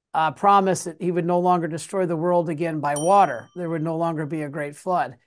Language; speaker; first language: English; native; English